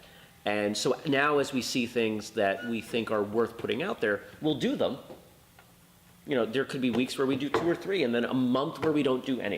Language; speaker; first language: English; native; English